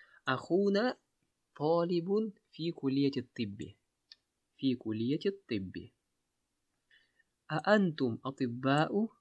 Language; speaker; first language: Arabic; non-native, fluent; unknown